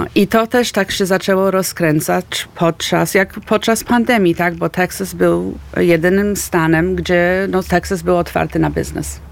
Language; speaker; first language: Polish; early bilingual, heritage; Polish